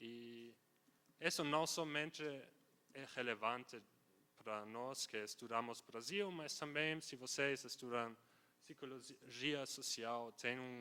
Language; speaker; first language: Portuguese; non-native, fluent; German